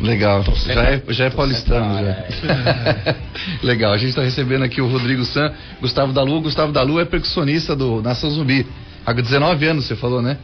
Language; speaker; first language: Portuguese; native; Portuguese